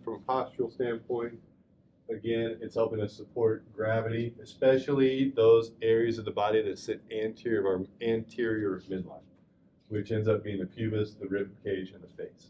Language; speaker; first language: English; native; English